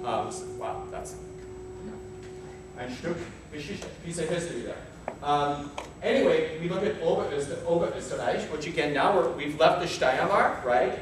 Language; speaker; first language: English; native; English